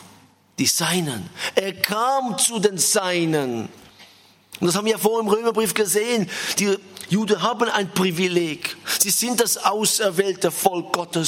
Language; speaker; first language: German; non-native, fluent; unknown